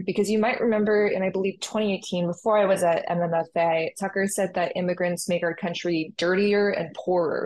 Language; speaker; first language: English; native; English